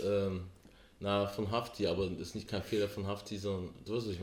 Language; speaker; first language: German; native; German